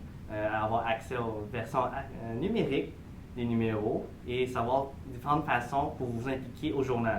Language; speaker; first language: French; native; French